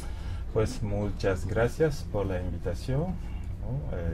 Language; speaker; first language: Spanish; non-native, fluent; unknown